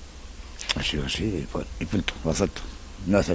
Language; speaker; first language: Spanish; native; Spanish